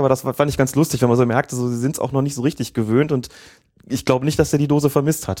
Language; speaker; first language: German; native; German